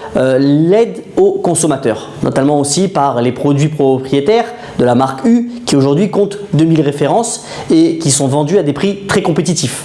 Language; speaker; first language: French; native; French